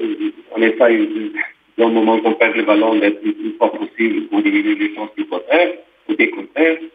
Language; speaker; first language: French; non-native, fluent; Portuguese